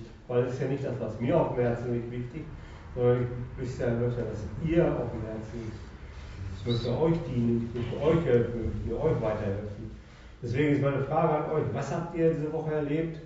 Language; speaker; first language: German; native; German